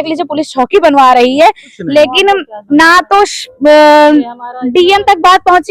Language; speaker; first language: Hindi; native; Hindi